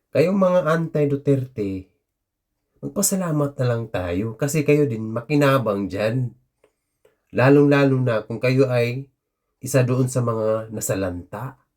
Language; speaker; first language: Filipino; native; Filipino